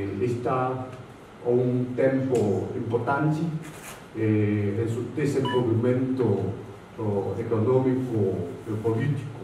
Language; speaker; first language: Portuguese; non-native, fluent; Chinese